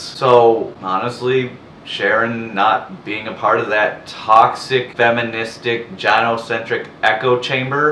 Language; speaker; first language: English; native; English